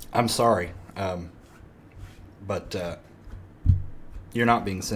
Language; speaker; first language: English; native; English